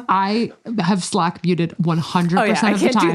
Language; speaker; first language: English; native; English